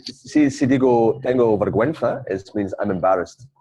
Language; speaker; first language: Spanish; non-native, learner; English